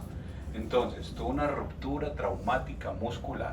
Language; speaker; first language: Spanish; native; Spanish